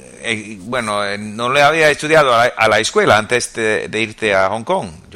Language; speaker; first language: Spanish; non-native, fluent; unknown